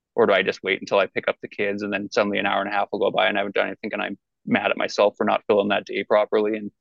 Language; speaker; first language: English; native; English